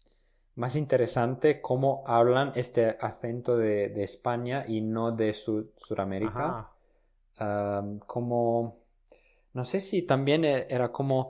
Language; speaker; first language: Spanish; non-native, fluent; Romanian